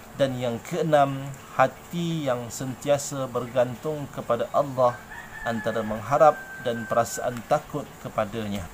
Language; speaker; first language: Malay; native; Malay